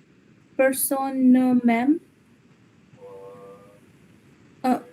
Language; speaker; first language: French; non-native, learner; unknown